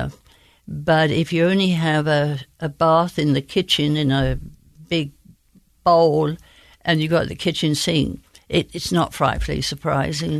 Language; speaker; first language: English; native; English